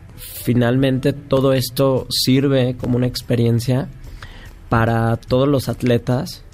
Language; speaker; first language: Spanish; native; Spanish